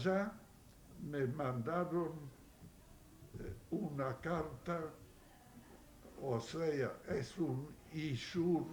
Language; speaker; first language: Spanish; non-native, fluent; Yiddish